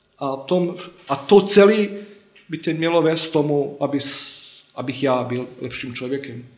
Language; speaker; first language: Czech; non-native, fluent; Bosnian